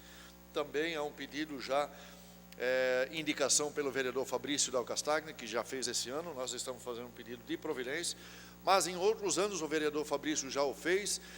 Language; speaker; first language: Portuguese; native; Portuguese